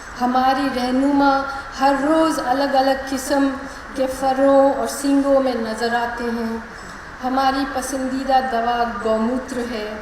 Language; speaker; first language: Hindi; non-native, local second language; English